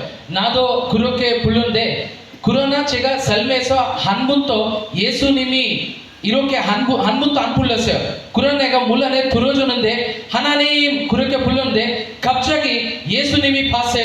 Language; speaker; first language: Korean; non-native, learner; Telugu